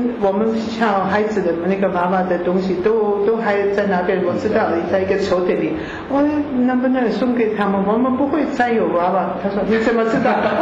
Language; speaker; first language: Chinese; non-native, fluent; German